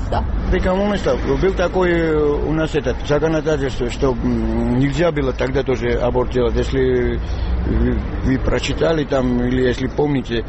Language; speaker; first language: Russian; non-native, local second language; Georgian